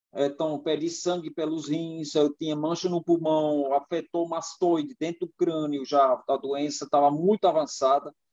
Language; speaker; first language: Portuguese; non-native, fluent; German